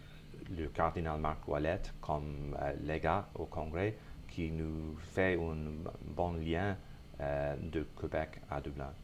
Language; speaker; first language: French; non-native, fluent; English